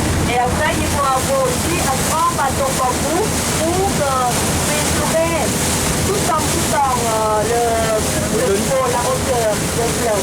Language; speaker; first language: French; non-native, learner; Thai